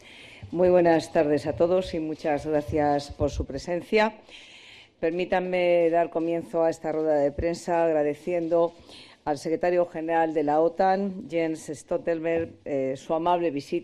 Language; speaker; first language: Spanish; native; Spanish